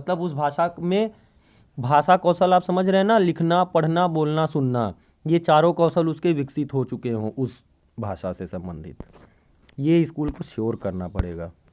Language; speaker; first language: Hindi; native; Hindi